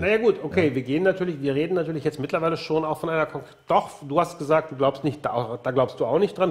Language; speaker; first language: German; native; German